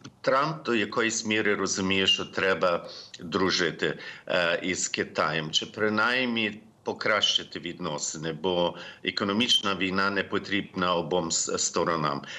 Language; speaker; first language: Ukrainian; early bilingual, heritage; Ukrainian